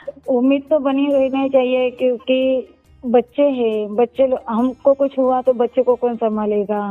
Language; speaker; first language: Hindi; non-native, local second language; Marathi